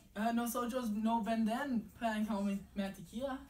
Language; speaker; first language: Spanish; non-native, learner; English